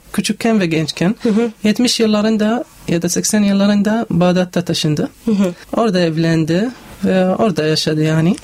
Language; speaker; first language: Turkish; non-native, learner; Arabic